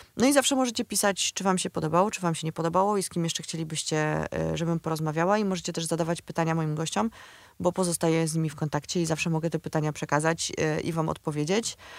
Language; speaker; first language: Polish; native; Polish